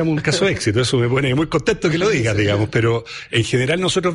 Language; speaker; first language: Spanish; native; Spanish